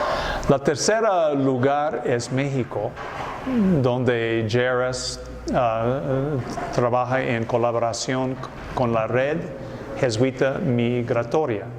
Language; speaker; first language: Spanish; non-native, fluent; English